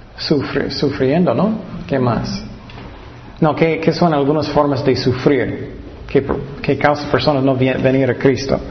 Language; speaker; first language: Spanish; non-native, fluent; English